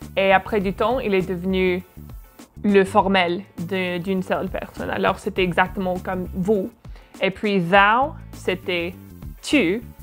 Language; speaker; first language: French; non-native, fluent; English